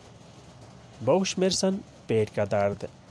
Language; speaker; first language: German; non-native, fluent; Urdu